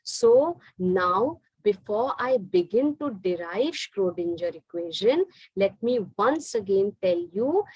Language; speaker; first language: English; non-native, local second language; Hindi